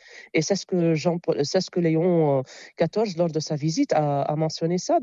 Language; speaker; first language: French; non-native, local second language; Arabic